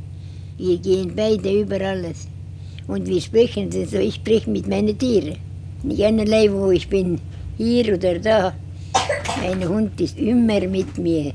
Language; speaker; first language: German; non-native, learner; Estonian